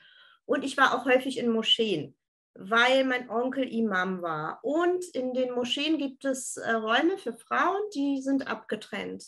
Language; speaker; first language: German; early bilingual, other home language; Turkish